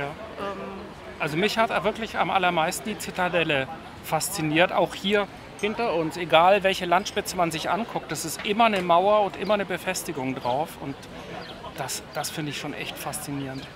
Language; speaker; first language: German; native; German